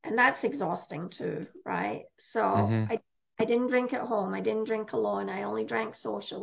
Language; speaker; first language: English; native; English